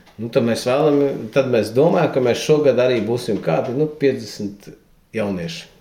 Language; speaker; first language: Latvian; native; Latvian